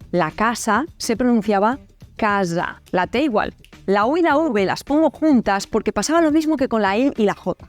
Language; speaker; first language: Spanish; native; Spanish